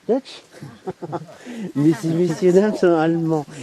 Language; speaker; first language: French; native; French